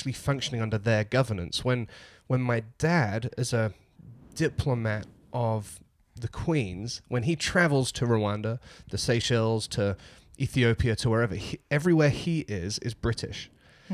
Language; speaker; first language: English; native; English